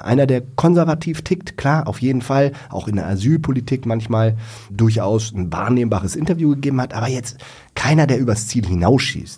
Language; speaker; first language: German; native; German